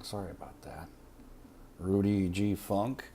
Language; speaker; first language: English; native; English